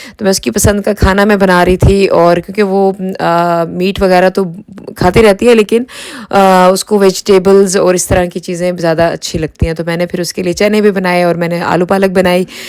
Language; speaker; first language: Urdu; native; Urdu